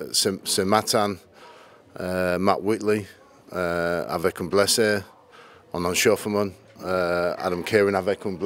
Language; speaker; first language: French; non-native, learner; English